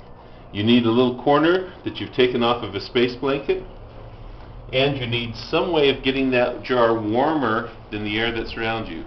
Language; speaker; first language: English; native; English